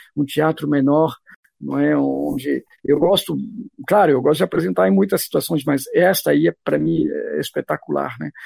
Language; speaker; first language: Portuguese; non-native, fluent; French